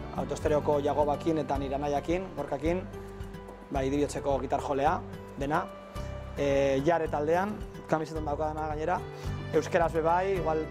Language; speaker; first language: Basque; non-native, local second language; Spanish